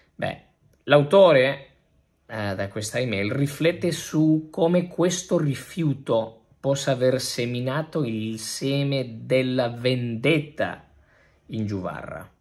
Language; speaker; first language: Italian; non-native, fluent; Spanish